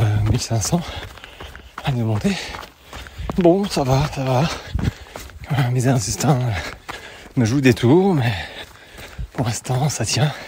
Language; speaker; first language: French; native; French